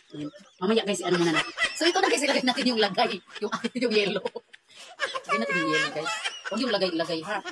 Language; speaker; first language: Filipino; non-native, local second language; Cebuano